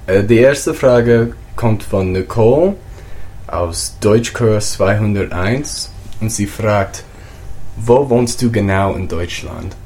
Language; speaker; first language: German; non-native, learner; English